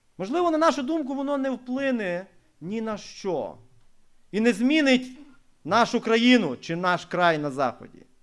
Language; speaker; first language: Ukrainian; non-native, local second language; Russian